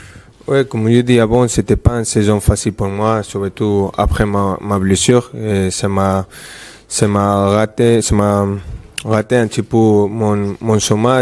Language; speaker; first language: French; non-native, fluent; Spanish